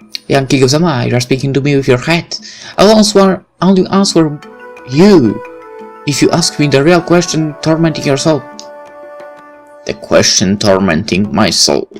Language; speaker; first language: English; non-native, fluent; Polish